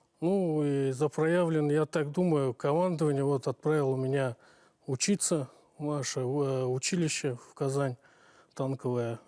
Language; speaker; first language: Russian; native; Russian